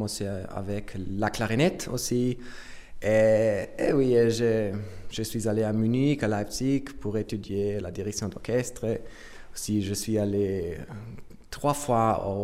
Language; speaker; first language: French; non-native, learner; German